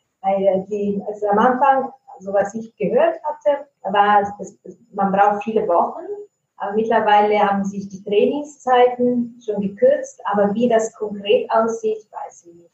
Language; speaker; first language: German; non-native, fluent; Italian